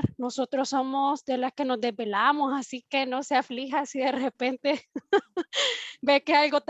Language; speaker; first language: Spanish; native; Spanish